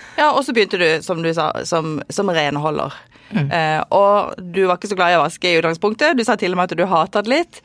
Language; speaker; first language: Norwegian; native; Norwegian